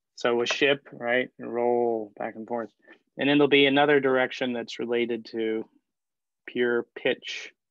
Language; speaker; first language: English; native; English